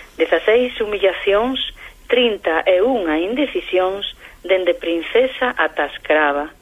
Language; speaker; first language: Galician; early bilingual, heritage; Galician